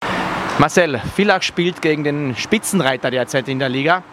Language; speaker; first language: German; native; German